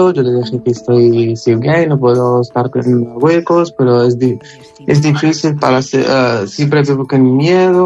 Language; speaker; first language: Spanish; non-native, learner; Arabic